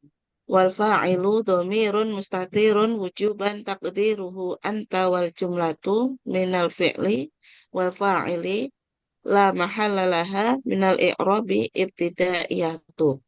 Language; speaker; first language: Arabic; non-native, learner; Indonesian